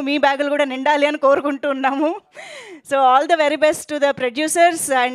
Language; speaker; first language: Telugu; native; Telugu